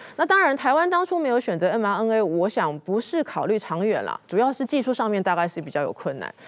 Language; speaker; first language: Chinese; native; Chinese